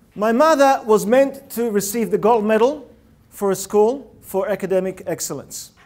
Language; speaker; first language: English; early bilingual, other home language; Russian